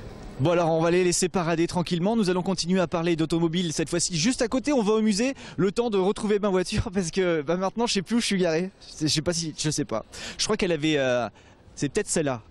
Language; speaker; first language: French; native; French